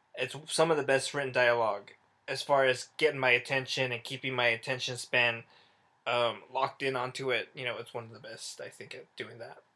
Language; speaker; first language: English; native; English